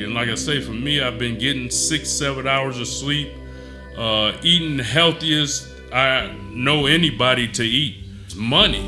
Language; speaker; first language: English; native; English